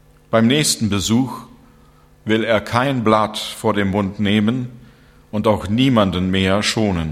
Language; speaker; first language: German; non-native, fluent; English